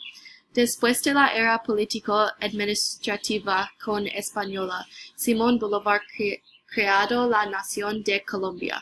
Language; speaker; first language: Spanish; non-native, learner; English